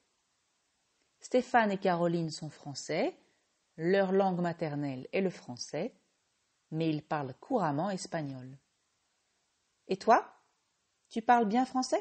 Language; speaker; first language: French; native; French